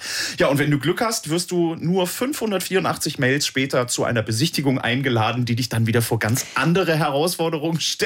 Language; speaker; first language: German; native; German